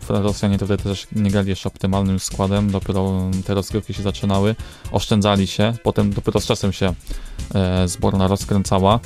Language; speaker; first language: Polish; native; Polish